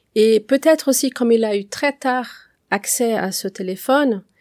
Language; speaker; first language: French; non-native, fluent; Portuguese